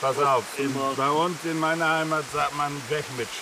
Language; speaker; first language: German; native; German